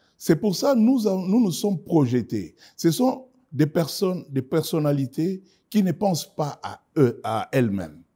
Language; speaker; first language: French; non-native, local second language; Lingala